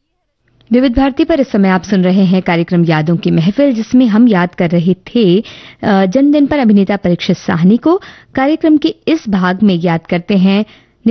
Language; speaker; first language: Hindi; native; Hindi